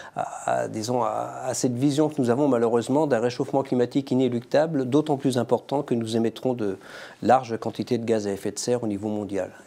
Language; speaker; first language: French; native; French